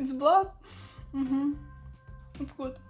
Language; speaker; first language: English; non-native, learner; Russian